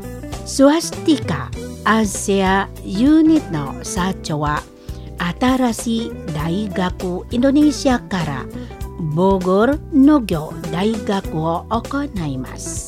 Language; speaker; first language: Japanese; non-native, learner; Indonesian